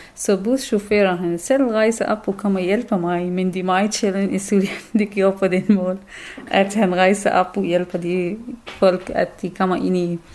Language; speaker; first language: Danish; non-native, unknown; Kurdish